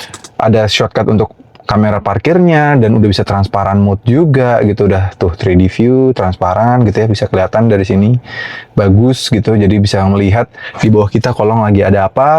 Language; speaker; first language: Indonesian; native; Indonesian